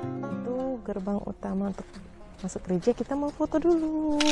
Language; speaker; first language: Indonesian; native; Indonesian